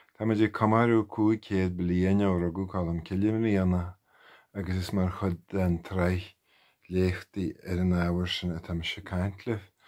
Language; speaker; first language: Irish; native; Irish